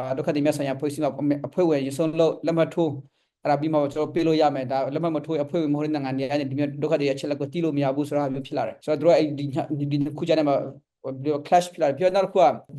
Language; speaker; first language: Burmese; non-native, local second language; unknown